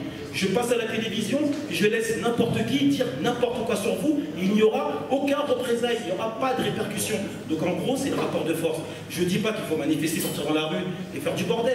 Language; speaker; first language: French; native; French